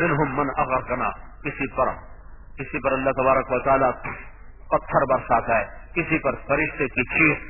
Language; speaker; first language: Urdu; non-native, local second language; Punjabi